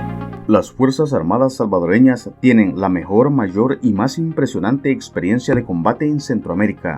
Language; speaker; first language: Spanish; native; Spanish